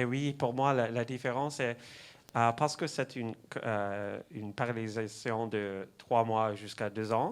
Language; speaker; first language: French; non-native, fluent; English